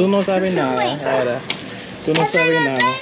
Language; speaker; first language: Spanish; non-native, learner; English